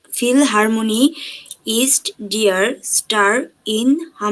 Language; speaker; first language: German; non-native, learner; Bangla